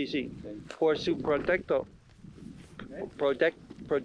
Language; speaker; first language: Spanish; non-native, learner; English